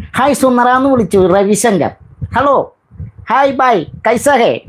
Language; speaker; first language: Malayalam; non-native, learner; Bangla